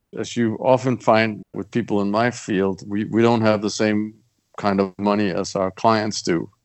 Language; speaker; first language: English; non-native, fluent; Danish